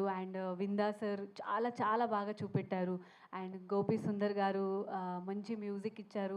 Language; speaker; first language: Telugu; non-native, learner; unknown